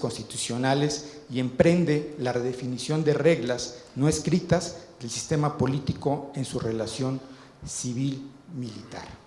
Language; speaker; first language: Spanish; native; Spanish